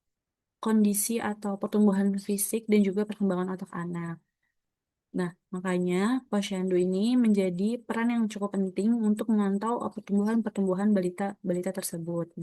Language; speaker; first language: Indonesian; native; Indonesian